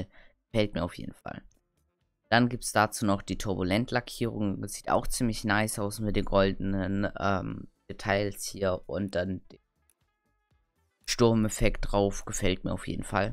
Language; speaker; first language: German; native; German